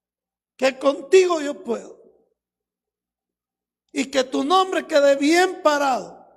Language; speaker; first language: Spanish; native; Spanish